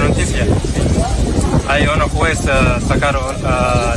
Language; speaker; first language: Spanish; non-native, learner; Arabic